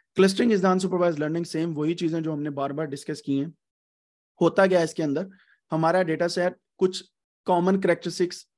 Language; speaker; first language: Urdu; non-native, local second language; Punjabi